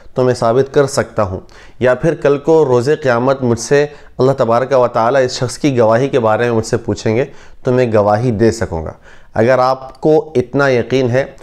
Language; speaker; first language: Urdu; native; Urdu